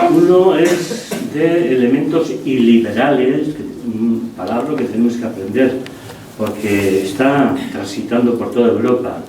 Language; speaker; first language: Spanish; non-native, local second language; Basque